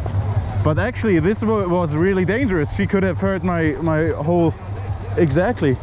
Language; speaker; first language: English; non-native, fluent; German